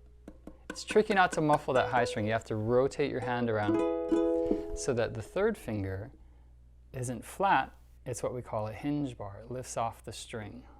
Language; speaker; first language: English; native; English